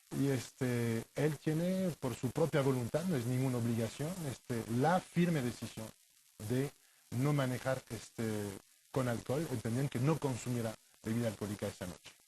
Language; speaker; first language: Spanish; non-native, fluent; French